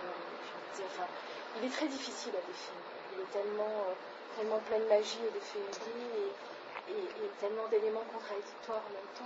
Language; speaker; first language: French; native; French